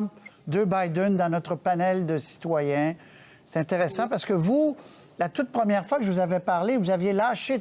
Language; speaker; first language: French; native; French